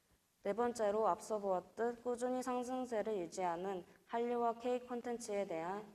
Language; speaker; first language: Korean; native; Korean